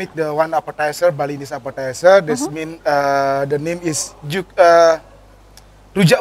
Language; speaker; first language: English; non-native, learner; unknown